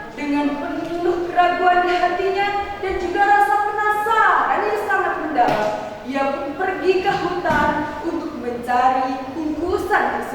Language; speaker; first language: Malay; non-native, local second language; Javanese